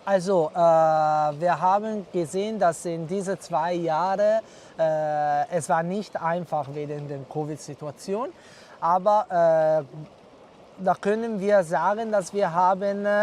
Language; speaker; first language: German; non-native, learner; Italian